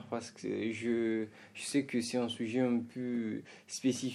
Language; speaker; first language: French; non-native, fluent; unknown